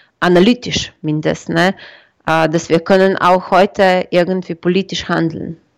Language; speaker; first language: German; non-native, fluent; Slovenian